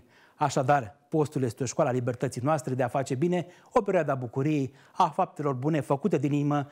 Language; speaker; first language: Romanian; native; Romanian